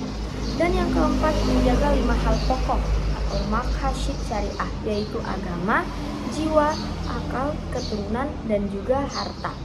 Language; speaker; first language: Indonesian; native; Indonesian